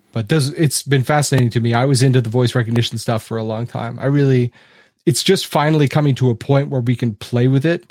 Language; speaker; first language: English; native; English